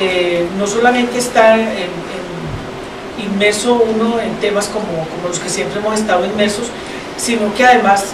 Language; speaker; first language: Spanish; native; Spanish